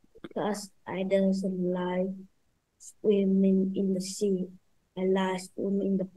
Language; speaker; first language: English; non-native, learner; Vietnamese